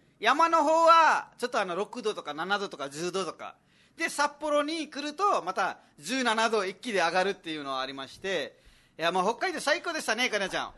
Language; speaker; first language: Japanese; non-native, fluent; Nepali